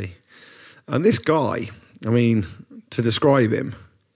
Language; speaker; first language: English; native; English